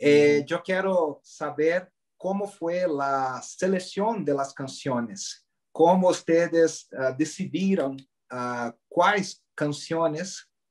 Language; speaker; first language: Spanish; non-native, learner; Portuguese